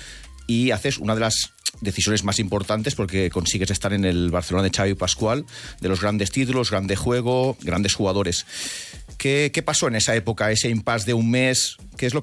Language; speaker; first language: Spanish; native; Spanish